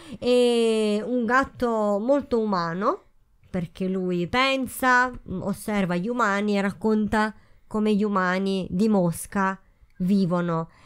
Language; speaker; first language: Italian; native; Italian